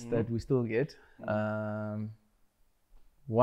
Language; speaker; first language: English; non-native, local second language; Zulu